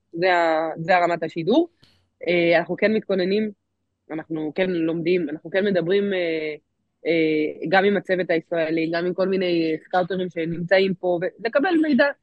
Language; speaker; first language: Hebrew; native; Hebrew